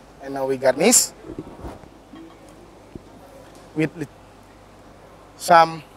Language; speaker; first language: English; non-native, learner; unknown